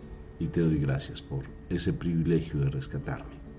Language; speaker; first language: Spanish; native; Spanish